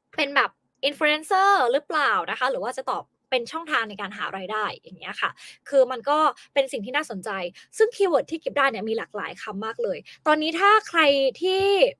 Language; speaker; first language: Thai; native; Thai